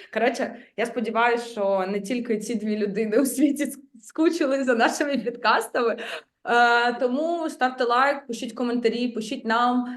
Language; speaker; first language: Ukrainian; native; Ukrainian